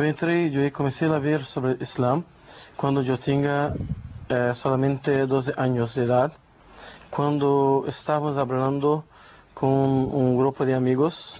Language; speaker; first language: Spanish; non-native, learner; Portuguese